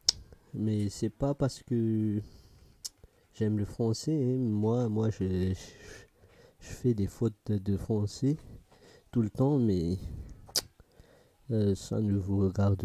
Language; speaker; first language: French; non-native, fluent; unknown